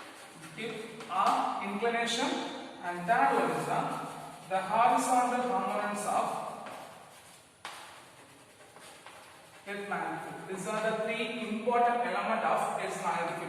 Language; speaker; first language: English; non-native, local second language; Tamil